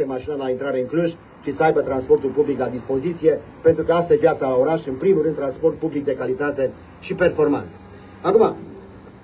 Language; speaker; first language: Romanian; native; Romanian